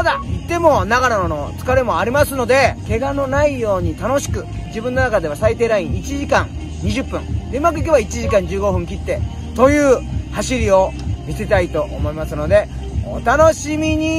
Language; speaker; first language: Japanese; native; Japanese